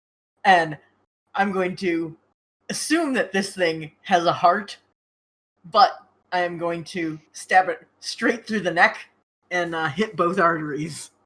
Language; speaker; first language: English; native; English